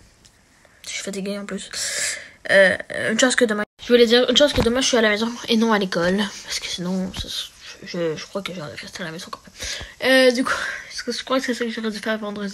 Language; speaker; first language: French; native; French